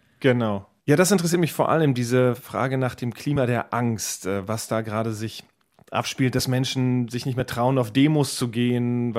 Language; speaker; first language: German; native; German